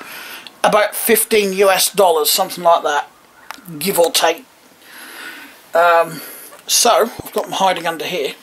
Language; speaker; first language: English; native; English